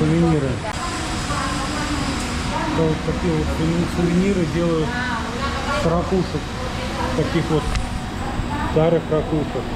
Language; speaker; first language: Russian; native; Russian